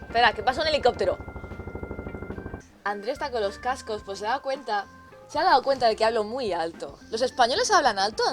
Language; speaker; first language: Spanish; native; Spanish